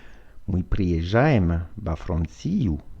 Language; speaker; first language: Russian; non-native, fluent; French